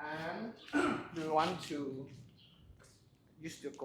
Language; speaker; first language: English; non-native, learner; Thai